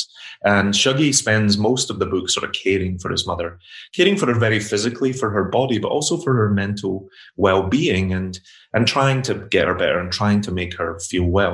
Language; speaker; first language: English; native; English